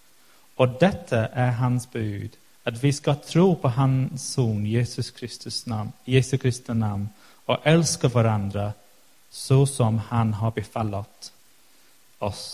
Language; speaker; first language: Swedish; non-native, fluent; English